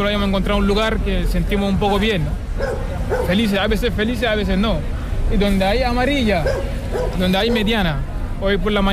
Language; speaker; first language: Spanish; non-native, learner; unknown